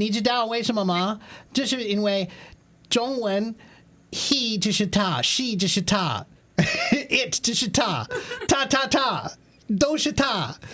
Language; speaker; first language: Chinese; non-native, learner; English